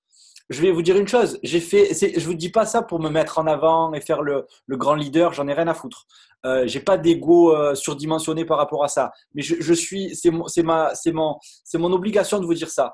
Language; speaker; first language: French; native; French